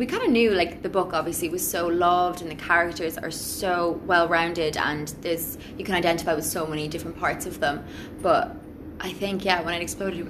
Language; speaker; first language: English; native; English